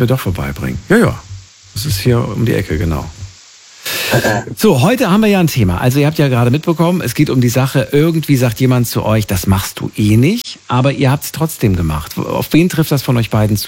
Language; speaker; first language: German; native; German